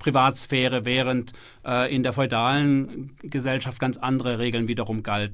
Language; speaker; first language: German; native; German